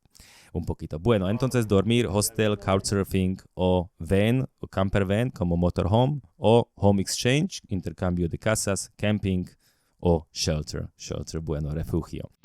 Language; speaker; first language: Spanish; non-native, learner; Slovak